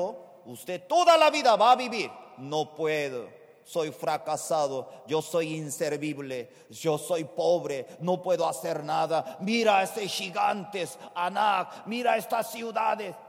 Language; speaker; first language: Spanish; non-native, fluent; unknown